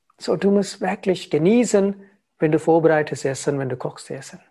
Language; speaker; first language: German; non-native, learner; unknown